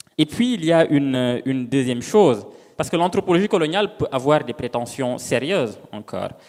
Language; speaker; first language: French; non-native, local second language; Serer